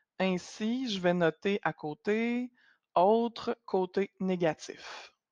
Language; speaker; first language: French; native; French